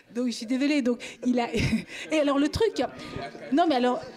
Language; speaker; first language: French; native; French